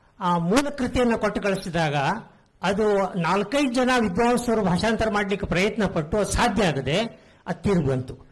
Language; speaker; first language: Kannada; non-native, local second language; Konkani